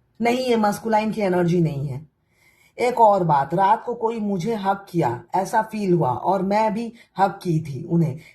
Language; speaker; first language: Hindi; non-native, local second language; Bangla